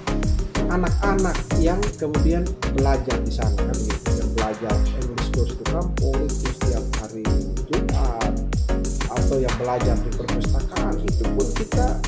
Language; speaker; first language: Indonesian; non-native, local second language; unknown